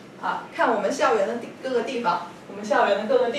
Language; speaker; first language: Chinese; non-native, fluent; English